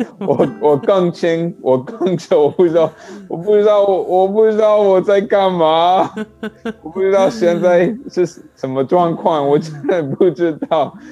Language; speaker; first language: Chinese; non-native, learner; English